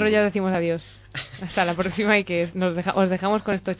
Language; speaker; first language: Spanish; native; Spanish